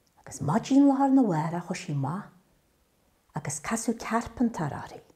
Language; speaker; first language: Irish; native; Irish